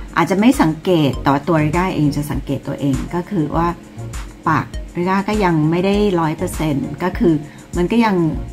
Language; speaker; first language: Thai; early bilingual, other home language; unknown